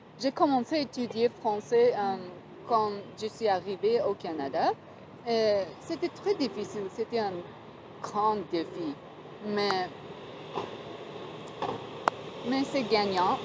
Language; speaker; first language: French; non-native, fluent; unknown